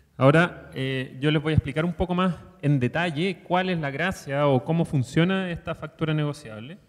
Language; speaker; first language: Spanish; native; Spanish